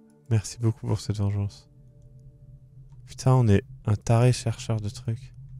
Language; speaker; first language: French; native; French